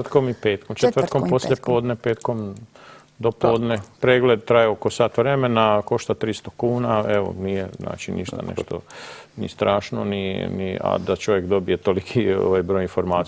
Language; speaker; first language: Croatian; native; Croatian